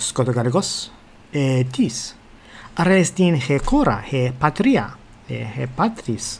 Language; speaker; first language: Greek; non-native, fluent; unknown